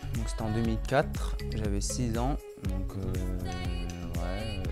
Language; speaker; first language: French; early bilingual, other home language; Latvian